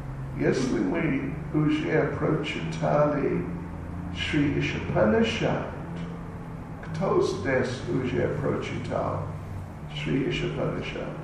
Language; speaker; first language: Russian; non-native, learner; English